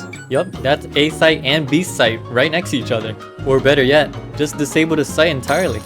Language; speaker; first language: English; native; English